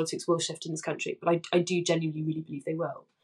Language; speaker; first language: English; native; English